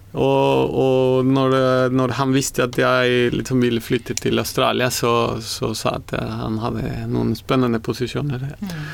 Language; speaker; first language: Norwegian; non-native, fluent; Spanish